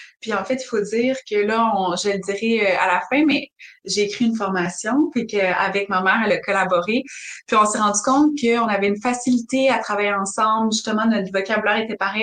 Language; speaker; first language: French; native; French